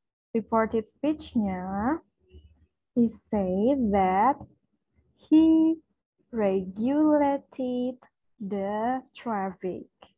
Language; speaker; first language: English; non-native, fluent; Indonesian